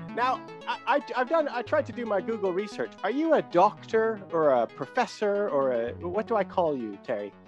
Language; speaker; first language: English; native; English